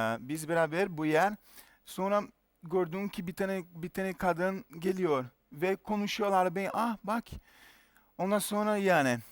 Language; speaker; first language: Turkish; non-native, learner; Portuguese